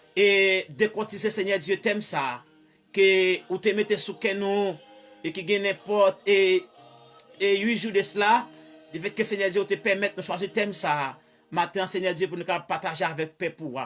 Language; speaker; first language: French; non-native, learner; Haitian Creole